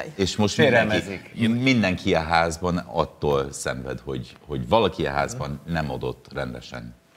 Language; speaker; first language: Hungarian; non-native, fluent; English